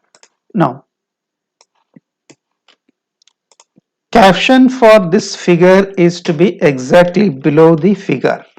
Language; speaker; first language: English; non-native, local second language; Kannada